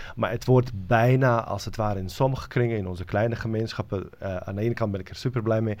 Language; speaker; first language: Dutch; non-native, fluent; Bosnian